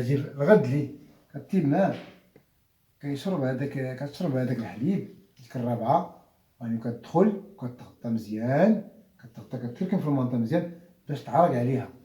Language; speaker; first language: Arabic; native; Arabic